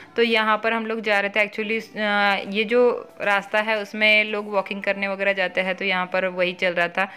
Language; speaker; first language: Hindi; non-native, local second language; Marathi